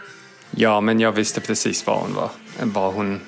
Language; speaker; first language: Swedish; non-native, fluent; English